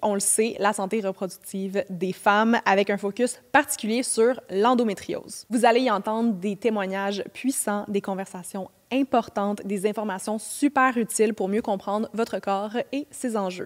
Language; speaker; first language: French; native; French